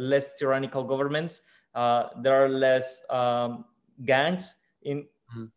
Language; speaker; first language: English; non-native, fluent; Spanish